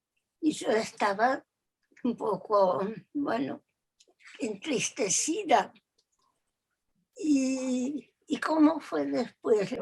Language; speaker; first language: Spanish; early bilingual, other home language; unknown